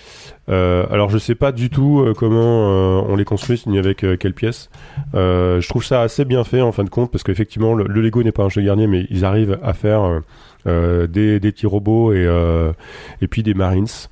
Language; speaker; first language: French; native; French